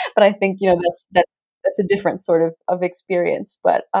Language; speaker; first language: English; native; English